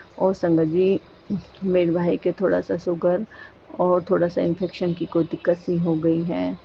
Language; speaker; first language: Hindi; native; Hindi